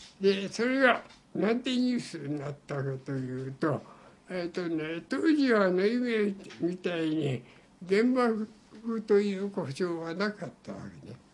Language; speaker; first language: Japanese; native; Japanese